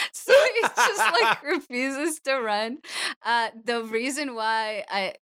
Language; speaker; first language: English; early bilingual, other home language; Russian